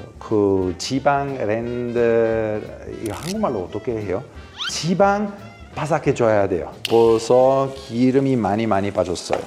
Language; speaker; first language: Korean; non-native, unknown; Italian